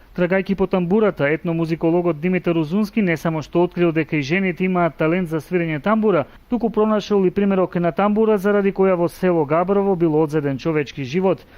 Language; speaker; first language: Macedonian; native; Macedonian